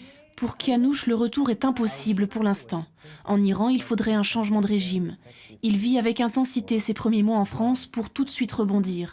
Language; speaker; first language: French; native; French